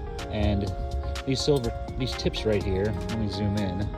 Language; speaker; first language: English; native; English